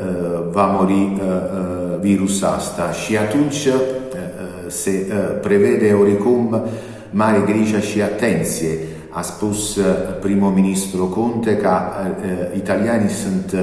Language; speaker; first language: Romanian; non-native, learner; Italian